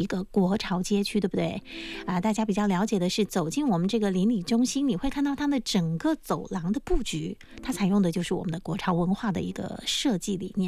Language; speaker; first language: Chinese; native; Chinese